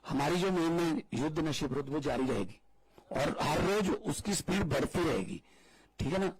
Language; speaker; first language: Hindi; non-native, local second language; Punjabi